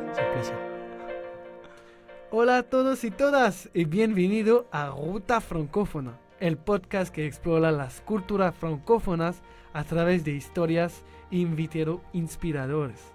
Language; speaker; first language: Spanish; non-native, learner; French